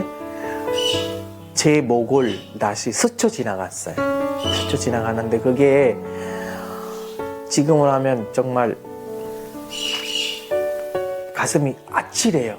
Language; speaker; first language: Korean; non-native, fluent; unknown